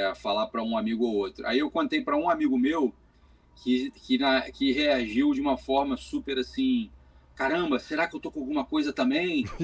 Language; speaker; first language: Portuguese; native; Portuguese